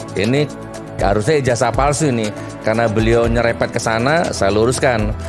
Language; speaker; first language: Indonesian; non-native, local second language; Madurese